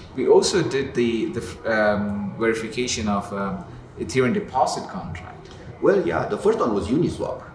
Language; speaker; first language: English; non-native, fluent; Romanian